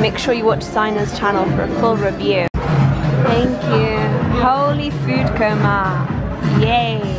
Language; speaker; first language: English; early bilingual, other home language; Persian